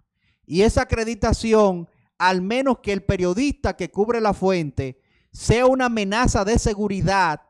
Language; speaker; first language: Spanish; native; Spanish